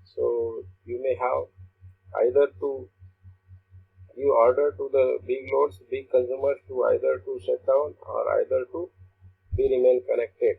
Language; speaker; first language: English; non-native, local second language; Marathi